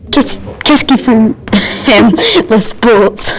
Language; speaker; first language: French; non-native, learner; English